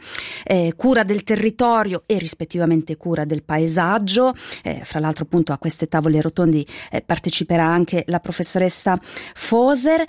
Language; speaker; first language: Italian; native; Italian